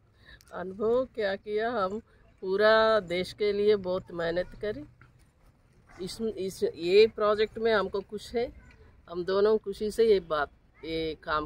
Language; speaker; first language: Hindi; non-native, local second language; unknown